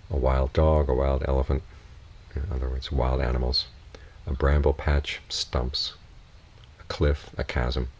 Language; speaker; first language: English; native; English